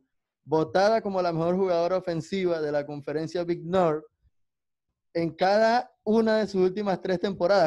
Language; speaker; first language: Spanish; native; Spanish